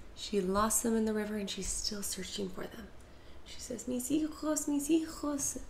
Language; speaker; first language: English; native; English